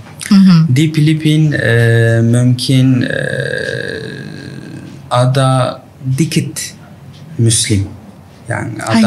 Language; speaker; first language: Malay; non-native, learner; Turkish